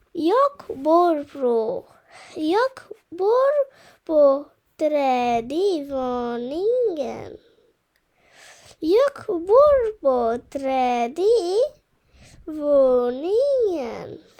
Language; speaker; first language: Swedish; non-native, fluent; Bangla